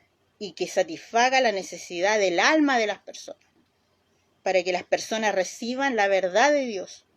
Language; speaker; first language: Spanish; native; Spanish